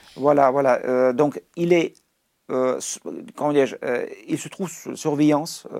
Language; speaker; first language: French; non-native, fluent; Russian